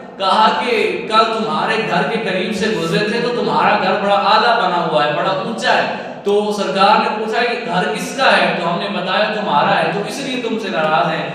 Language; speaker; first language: Urdu; non-native, local second language; Punjabi